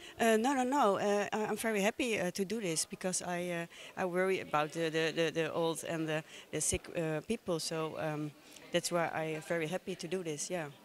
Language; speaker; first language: English; non-native, learner; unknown